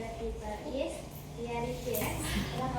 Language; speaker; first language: English; non-native, learner; Indonesian